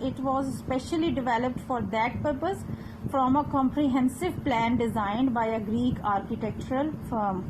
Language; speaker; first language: English; non-native, local second language; Urdu